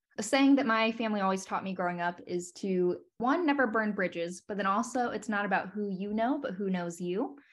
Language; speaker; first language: English; native; English